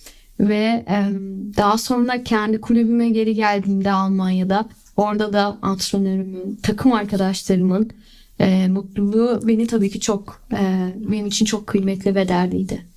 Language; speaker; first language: Turkish; early bilingual, heritage; Turkish